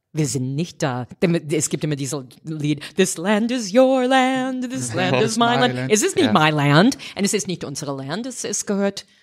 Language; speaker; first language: German; non-native, fluent; English